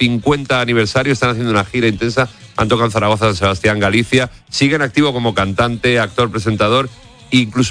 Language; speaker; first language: Spanish; native; Spanish